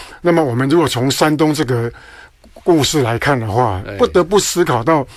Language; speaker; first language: Chinese; native; Chinese